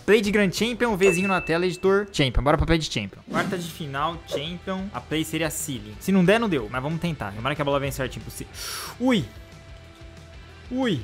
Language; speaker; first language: Portuguese; native; Portuguese